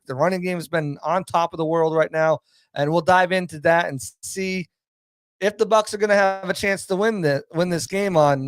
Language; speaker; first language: English; native; English